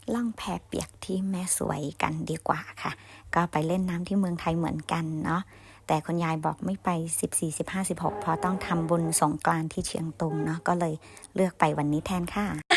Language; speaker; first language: Thai; non-native, local second language; Khün